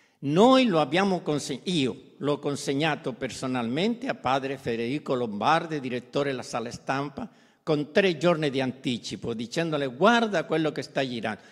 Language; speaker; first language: Italian; non-native, fluent; Spanish